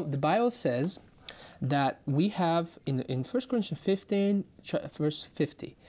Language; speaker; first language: English; non-native, fluent; Croatian